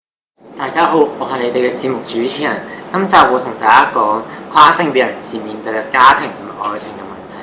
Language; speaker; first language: Cantonese; native; Cantonese